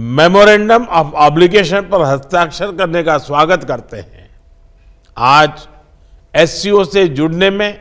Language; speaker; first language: Hindi; non-native, local second language; Gujarati